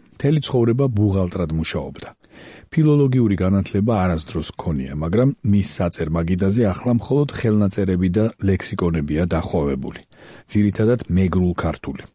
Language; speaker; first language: Georgian; native; Georgian